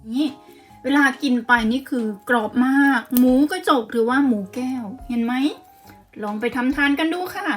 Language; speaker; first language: Thai; native; Thai